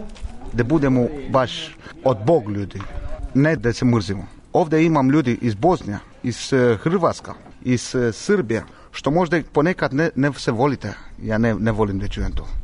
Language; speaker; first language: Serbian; non-native, learner; Romanian